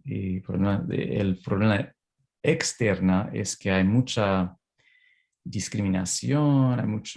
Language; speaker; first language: Spanish; non-native, fluent; English